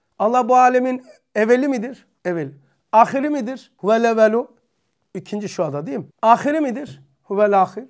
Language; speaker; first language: Turkish; native; Turkish